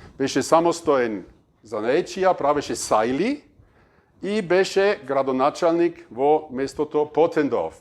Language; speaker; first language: Macedonian; non-native, fluent; German